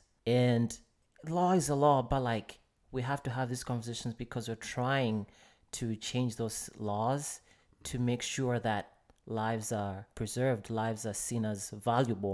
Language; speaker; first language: English; non-native, local second language; Nyanja